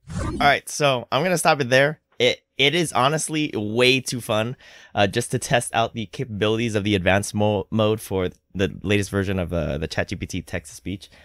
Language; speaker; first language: English; native; English